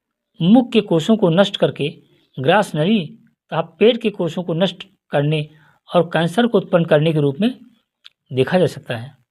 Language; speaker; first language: Hindi; native; Hindi